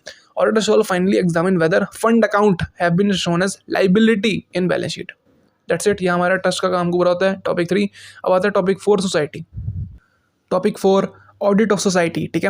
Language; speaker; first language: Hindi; native; Hindi